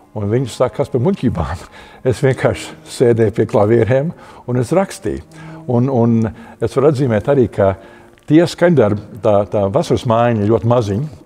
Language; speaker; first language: Latvian; early bilingual, heritage; Latvian